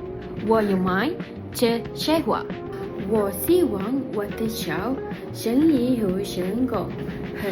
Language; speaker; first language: Chinese; non-native, learner; Malay